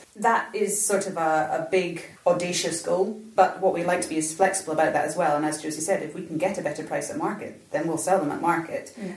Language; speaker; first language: English; native; English